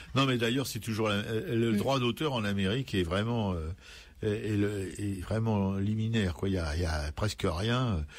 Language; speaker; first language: French; native; French